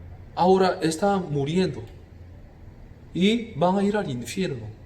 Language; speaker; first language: Spanish; non-native, fluent; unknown